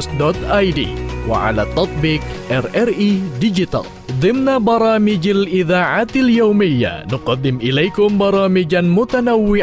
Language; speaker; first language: Arabic; non-native, fluent; Indonesian